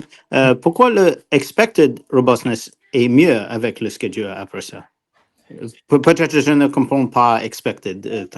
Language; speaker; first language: French; non-native, learner; English